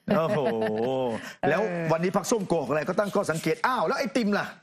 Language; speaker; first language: Thai; native; Thai